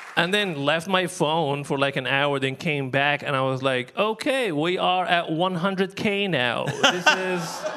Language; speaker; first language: English; non-native, fluent; Arabic